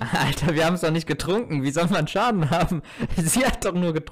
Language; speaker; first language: German; native; German